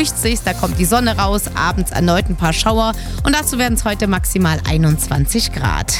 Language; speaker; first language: German; native; German